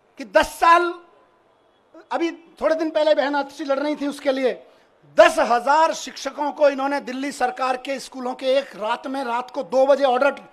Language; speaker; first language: Hindi; native; Hindi